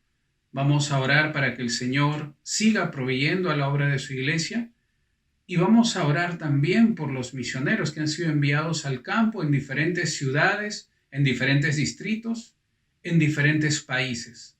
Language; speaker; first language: Spanish; native; Spanish